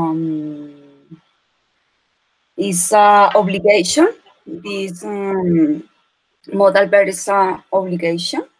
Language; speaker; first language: English; non-native, learner; Spanish